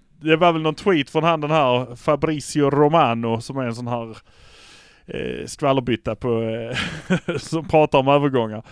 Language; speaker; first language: Swedish; native; Swedish